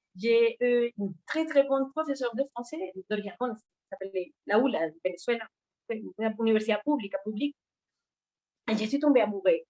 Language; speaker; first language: French; non-native, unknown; Spanish